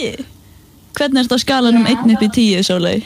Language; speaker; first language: Icelandic; native; Icelandic